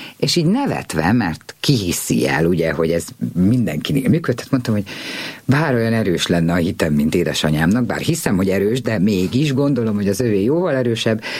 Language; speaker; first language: Hungarian; native; Hungarian